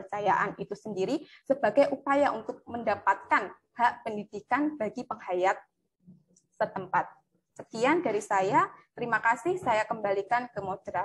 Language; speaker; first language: Indonesian; native; Indonesian